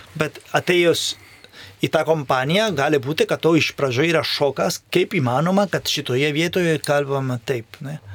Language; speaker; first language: Lithuanian; non-native, fluent; Spanish